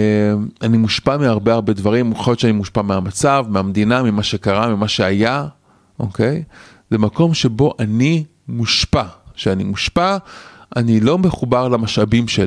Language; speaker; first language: Hebrew; native; Hebrew